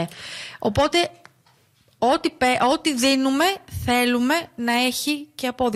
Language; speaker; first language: Greek; native; Greek